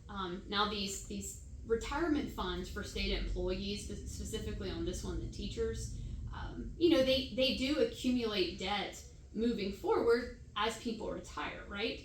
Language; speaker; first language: English; native; English